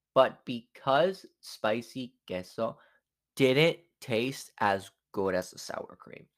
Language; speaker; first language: English; non-native, fluent; Spanish